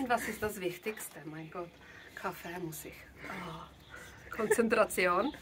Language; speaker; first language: German; non-native, fluent; Czech